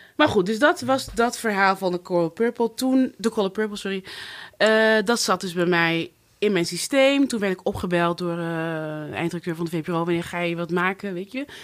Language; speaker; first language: Dutch; native; Dutch